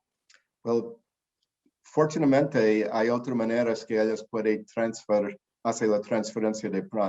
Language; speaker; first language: Spanish; non-native, learner; English